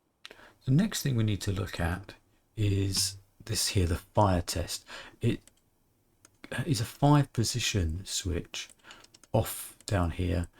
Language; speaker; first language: English; native; English